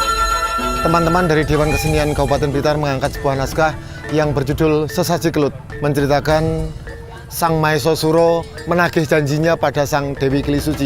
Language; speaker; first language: Indonesian; native; Indonesian